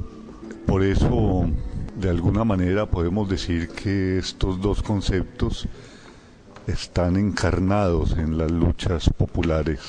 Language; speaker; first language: Spanish; native; Spanish